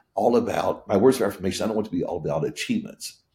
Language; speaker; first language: English; native; English